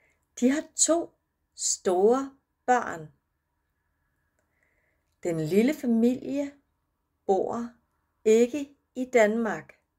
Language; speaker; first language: Danish; non-native, fluent; Japanese